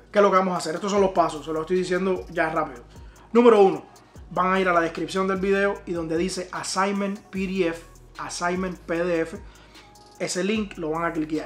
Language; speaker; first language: Spanish; native; Spanish